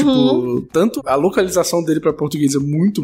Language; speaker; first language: Portuguese; native; Portuguese